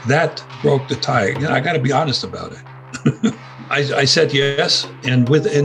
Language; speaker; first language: English; non-native, fluent; German